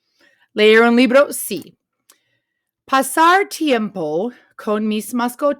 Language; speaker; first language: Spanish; non-native, fluent; English